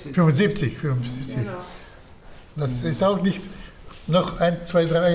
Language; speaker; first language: German; non-native, fluent; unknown